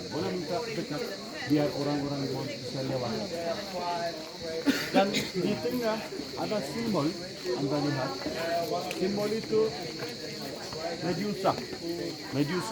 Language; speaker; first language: Indonesian; non-native, learner; Turkish